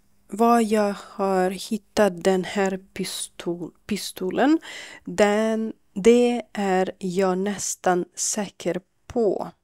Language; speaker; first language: Swedish; non-native, fluent; Ukrainian